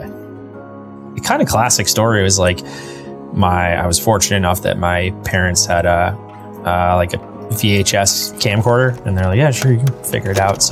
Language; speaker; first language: English; native; English